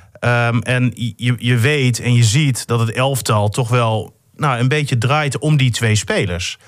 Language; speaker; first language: Dutch; native; Dutch